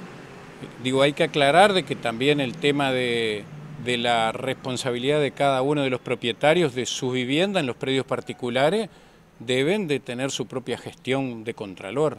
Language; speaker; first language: Spanish; native; Spanish